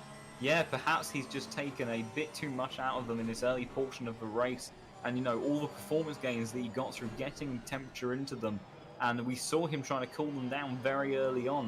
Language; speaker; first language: English; native; English